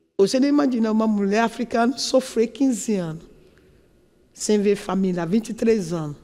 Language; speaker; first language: Portuguese; non-native, learner; Yoruba